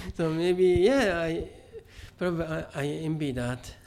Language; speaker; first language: English; non-native, fluent; Japanese